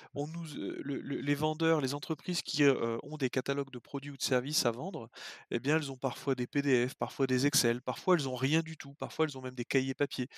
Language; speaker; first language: French; native; French